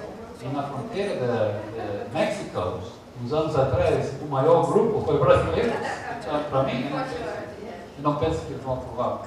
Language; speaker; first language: Portuguese; early bilingual, heritage; Portuguese